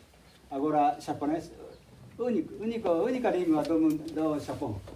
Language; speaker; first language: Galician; non-native, fluent; Japanese